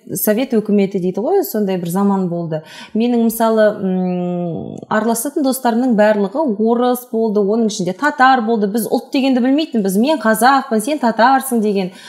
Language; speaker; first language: Kazakh; non-native, local second language; Russian